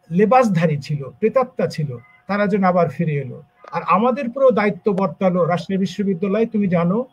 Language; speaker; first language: Bangla; native; Bangla